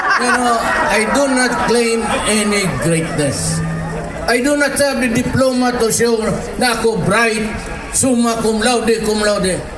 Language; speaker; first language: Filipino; non-native, local second language; Cebuano